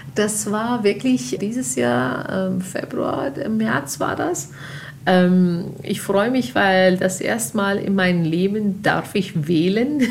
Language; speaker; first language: German; non-native, fluent; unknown